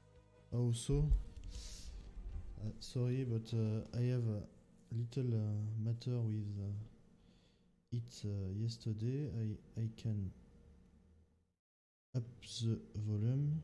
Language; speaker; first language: English; non-native, learner; French